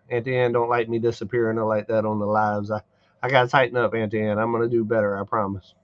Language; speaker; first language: English; native; English